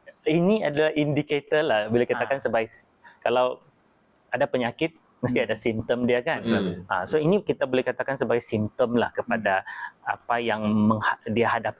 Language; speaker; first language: Malay; native; Malay